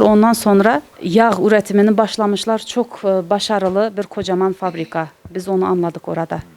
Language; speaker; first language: Turkish; non-native, learner; Uzbek